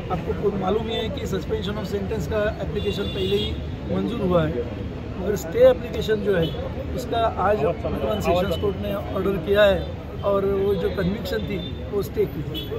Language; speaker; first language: Hindi; non-native, local second language; Marathi